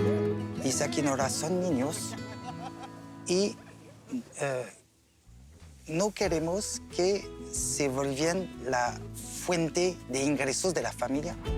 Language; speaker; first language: Spanish; non-native, learner; French